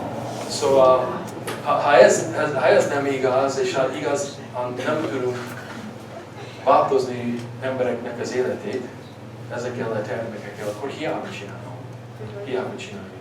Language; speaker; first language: Hungarian; early bilingual, heritage; English